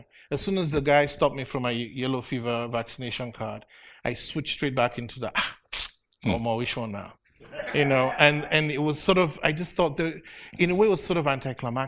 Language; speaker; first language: English; native; English